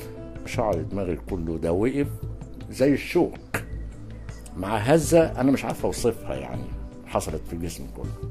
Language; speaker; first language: Arabic; native; Arabic